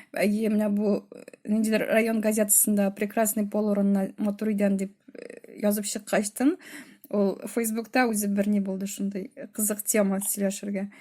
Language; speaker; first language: Tatar; native; Tatar